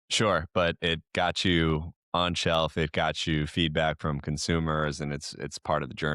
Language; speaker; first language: English; native; English